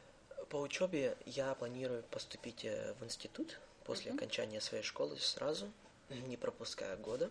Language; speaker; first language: Russian; early bilingual, heritage; Russian